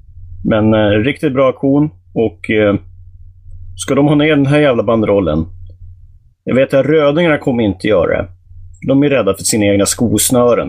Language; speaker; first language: Swedish; native; Swedish